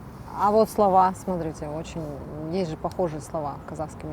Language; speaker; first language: Russian; native; Russian